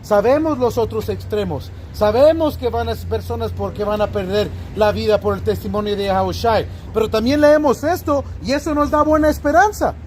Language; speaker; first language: Spanish; early bilingual, other home language; English